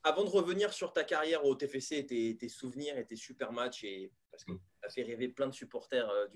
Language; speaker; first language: French; native; French